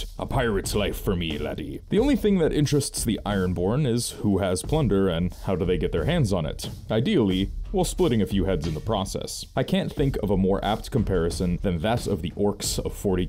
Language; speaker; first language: English; native; English